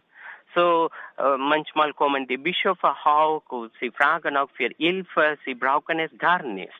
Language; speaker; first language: German; non-native, learner; Tamil